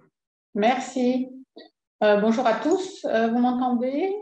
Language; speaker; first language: French; native; French